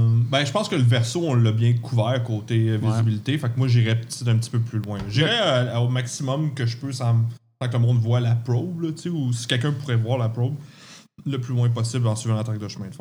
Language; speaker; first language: French; native; French